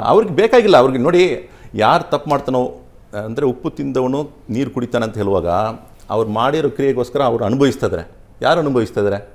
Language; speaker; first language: Kannada; non-native, local second language; Tamil